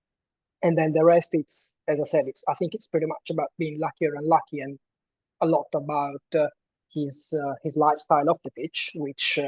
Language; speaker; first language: English; non-native, fluent; Italian